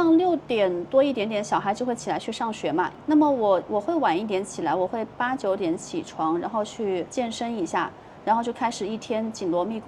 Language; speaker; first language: Chinese; native; Chinese